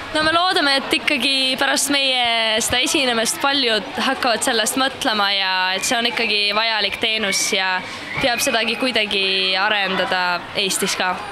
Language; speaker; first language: Estonian; non-native, local second language; Russian